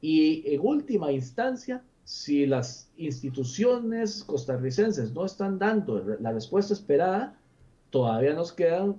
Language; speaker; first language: Spanish; native; Spanish